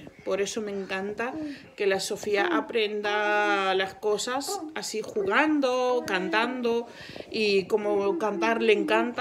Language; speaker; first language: Spanish; non-native, fluent; Georgian